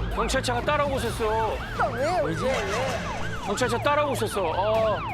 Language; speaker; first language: Korean; native; Korean